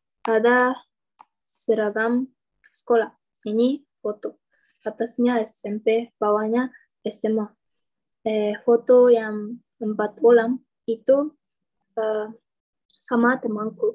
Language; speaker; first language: Indonesian; non-native, learner; Japanese